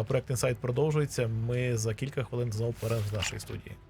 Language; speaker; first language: Ukrainian; native; Ukrainian